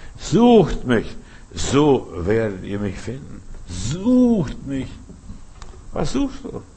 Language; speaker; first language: German; early bilingual, other home language; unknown